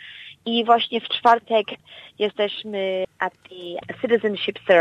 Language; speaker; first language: Polish; early bilingual, heritage; Polish